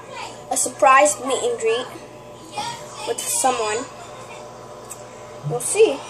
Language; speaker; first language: English; native; English